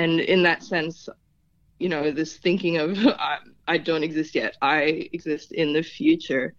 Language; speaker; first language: English; non-native, local second language; Filipino